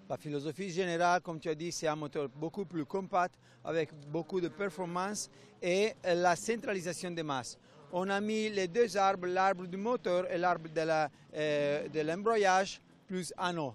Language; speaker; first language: French; non-native, fluent; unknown